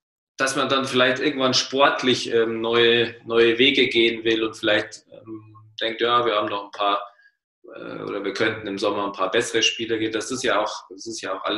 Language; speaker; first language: German; native; German